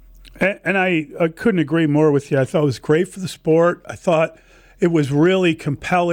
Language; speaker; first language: English; native; English